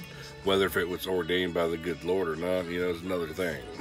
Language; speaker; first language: English; native; English